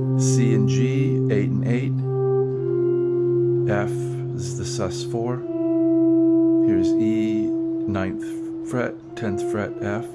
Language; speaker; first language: English; native; English